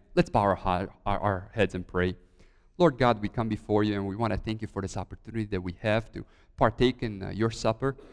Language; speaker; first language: English; early bilingual, other home language; Romanian